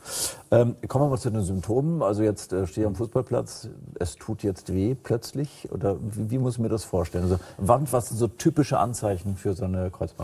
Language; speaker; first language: German; native; German